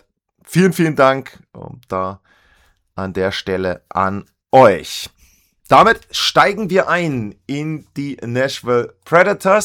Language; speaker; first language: German; native; German